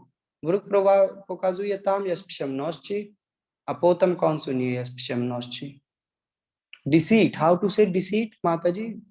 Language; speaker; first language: Polish; non-native, learner; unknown